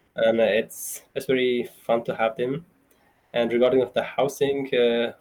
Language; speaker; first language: English; non-native, fluent; Persian